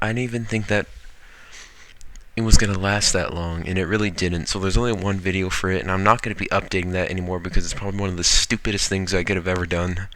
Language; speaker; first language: English; native; English